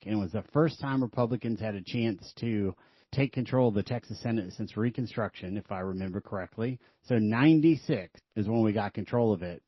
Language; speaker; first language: English; native; English